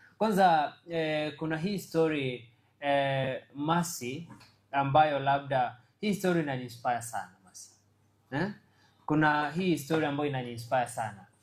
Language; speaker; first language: Swahili; non-native, local second language; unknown